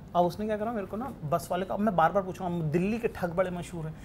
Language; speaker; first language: Hindi; native; Hindi